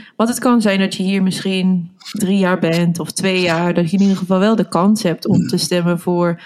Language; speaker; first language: Dutch; native; Dutch